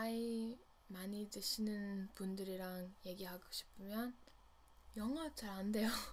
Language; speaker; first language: Korean; non-native, learner; English